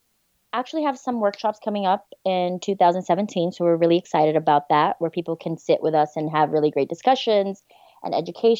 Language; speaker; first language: English; native; English